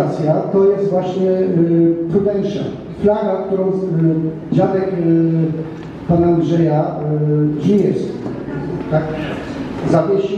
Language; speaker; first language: Polish; native; Polish